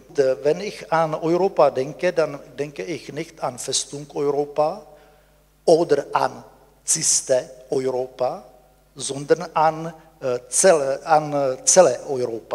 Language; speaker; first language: German; non-native, fluent; Czech